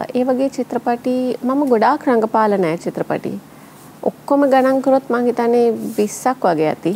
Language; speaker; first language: Sinhala; non-native, local second language; English